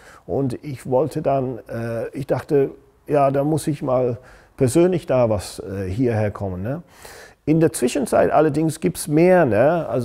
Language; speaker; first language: German; non-native, fluent; English